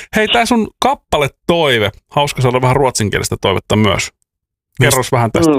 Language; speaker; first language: Finnish; native; Finnish